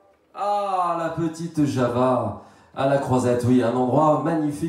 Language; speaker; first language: French; native; French